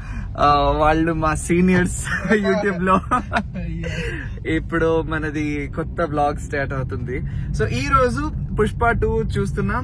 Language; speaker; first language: Telugu; non-native, learner; Kannada